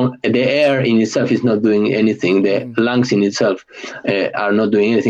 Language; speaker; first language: English; non-native, fluent; Spanish